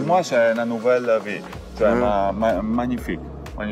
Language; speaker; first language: French; non-native, learner; Italian